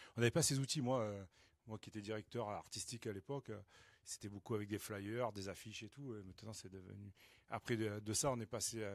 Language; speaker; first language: French; native; French